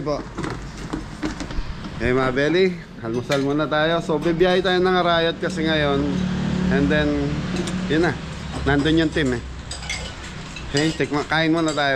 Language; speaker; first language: Filipino; native; Filipino